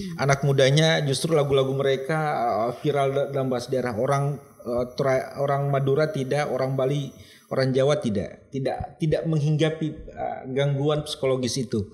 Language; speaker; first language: Indonesian; native; Indonesian